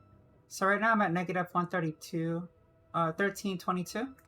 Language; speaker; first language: English; native; English